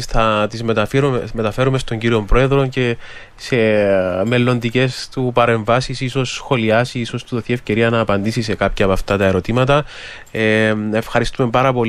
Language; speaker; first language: Greek; native; Greek